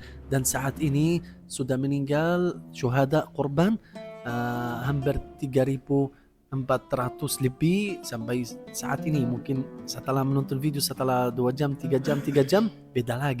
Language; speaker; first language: Indonesian; non-native, fluent; Arabic